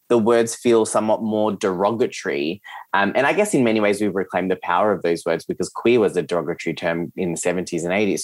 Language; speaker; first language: English; early bilingual, other home language; Serbian